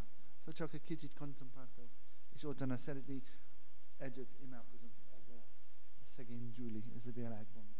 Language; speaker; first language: Hungarian; non-native, learner; English